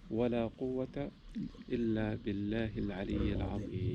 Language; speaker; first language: Indonesian; non-native, learner; Arabic